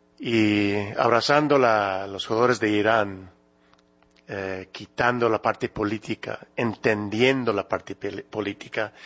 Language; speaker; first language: Spanish; early bilingual, heritage; English